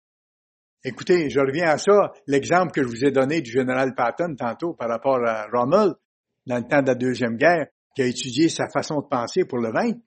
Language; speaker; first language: French; native; French